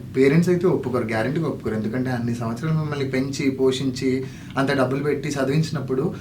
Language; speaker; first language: Telugu; non-native, local second language; Lambadi